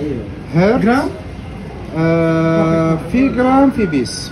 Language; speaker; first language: Arabic; non-native, learner; Bangla